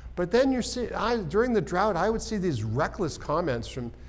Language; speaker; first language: English; native; English